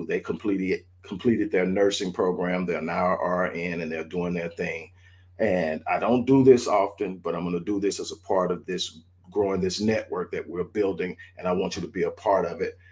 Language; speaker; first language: English; native; English